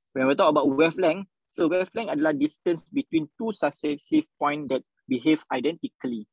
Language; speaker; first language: English; non-native, local second language; Malay